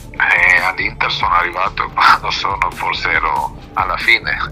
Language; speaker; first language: Italian; non-native, fluent; Serbian